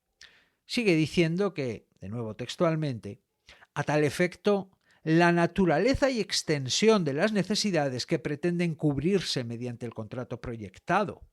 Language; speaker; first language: Spanish; native; Spanish